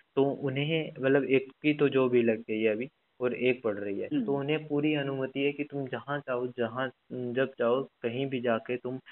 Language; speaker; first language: Hindi; native; Hindi